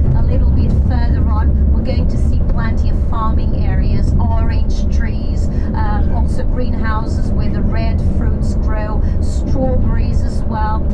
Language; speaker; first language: English; non-native, fluent; Portuguese